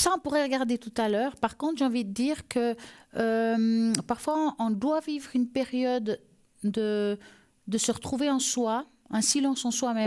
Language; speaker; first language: French; native; French